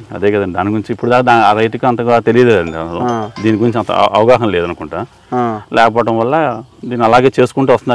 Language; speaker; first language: Telugu; native; Telugu